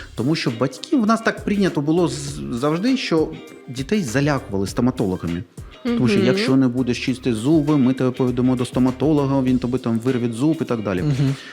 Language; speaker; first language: Ukrainian; native; Ukrainian